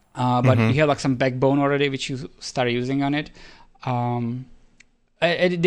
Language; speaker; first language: English; non-native, fluent; Czech